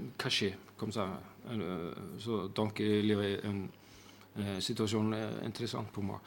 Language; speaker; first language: French; non-native, fluent; Icelandic